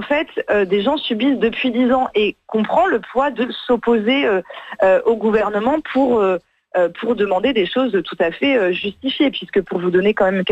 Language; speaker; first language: French; native; French